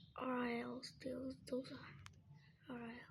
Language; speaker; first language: English; non-native, learner; Burmese